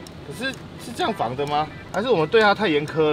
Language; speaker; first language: Chinese; native; Chinese